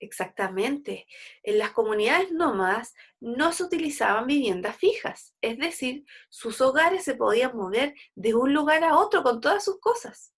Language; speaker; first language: Spanish; native; Spanish